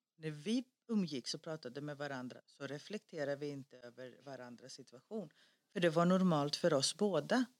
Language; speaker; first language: Swedish; early bilingual, other home language; Greek